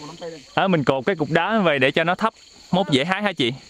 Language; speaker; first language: Vietnamese; native; Vietnamese